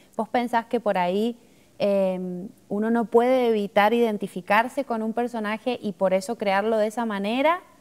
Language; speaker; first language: Spanish; native; Spanish